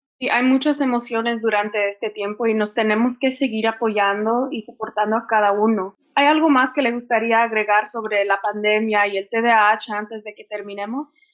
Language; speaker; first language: Spanish; early bilingual, heritage; Spanish